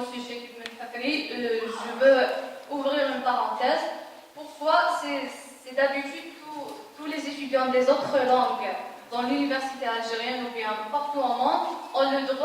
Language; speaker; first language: French; non-native, local second language; Arabic